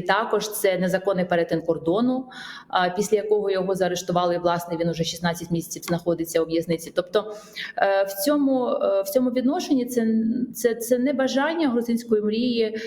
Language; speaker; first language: Ukrainian; non-native, fluent; Georgian